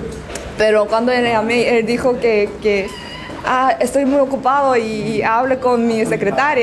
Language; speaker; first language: Spanish; non-native, learner; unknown